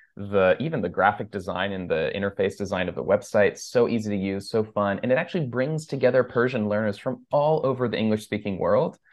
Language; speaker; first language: English; early bilingual, other home language; Persian